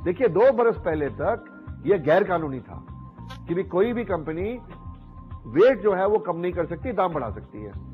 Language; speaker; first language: Hindi; native; Hindi